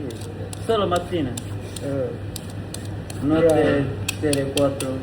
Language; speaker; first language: Italian; non-native, learner; Bangla